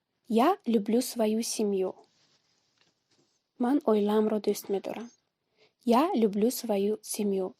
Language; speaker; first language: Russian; non-native, fluent; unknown